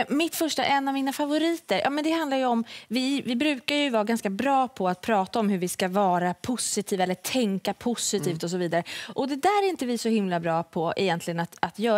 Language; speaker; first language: Swedish; native; Swedish